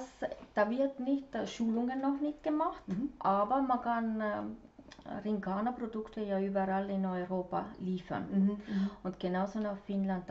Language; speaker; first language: German; non-native, fluent; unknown